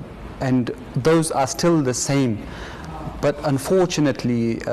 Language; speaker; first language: English; non-native, fluent; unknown